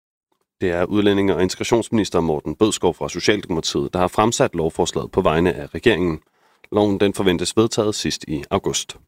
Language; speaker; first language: Danish; native; Danish